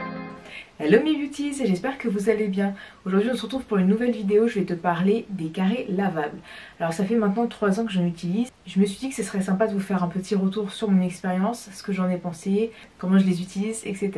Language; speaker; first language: French; native; French